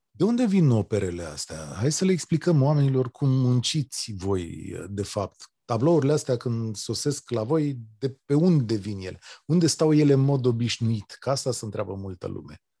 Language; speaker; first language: Romanian; native; Romanian